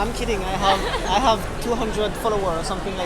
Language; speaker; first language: English; non-native, learner; French